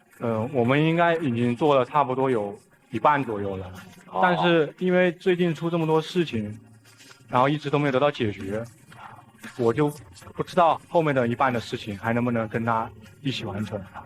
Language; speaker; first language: Chinese; native; Chinese